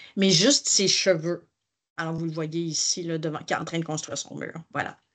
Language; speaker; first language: French; native; French